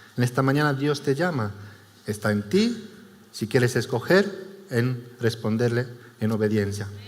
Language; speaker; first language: Spanish; non-native, fluent; Romanian